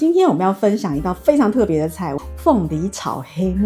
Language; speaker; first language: Chinese; native; Chinese